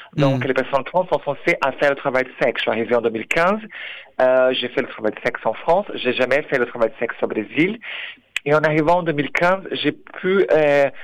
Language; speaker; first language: French; non-native, fluent; Portuguese